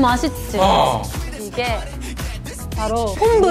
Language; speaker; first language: Korean; non-native, fluent; Japanese